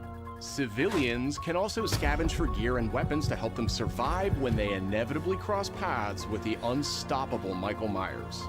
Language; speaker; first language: English; native; English